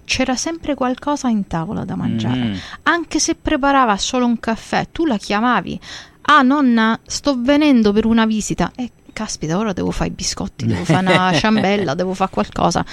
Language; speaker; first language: Italian; early bilingual, heritage; Italian